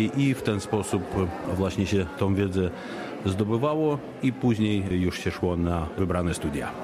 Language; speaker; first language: Polish; early bilingual, heritage; Polish